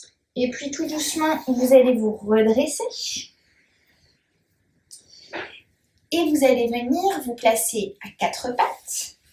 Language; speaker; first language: French; native; French